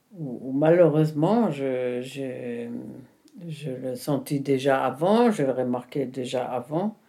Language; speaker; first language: French; non-native, fluent; German